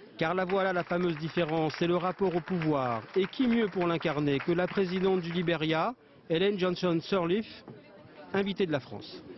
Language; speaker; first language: French; native; French